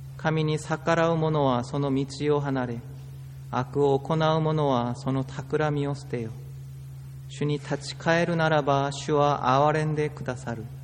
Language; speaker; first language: Japanese; non-native, fluent; Korean